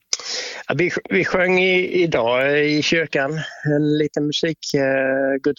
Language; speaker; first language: Swedish; native; Swedish